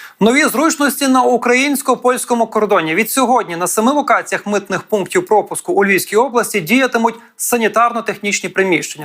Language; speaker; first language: Ukrainian; native; Ukrainian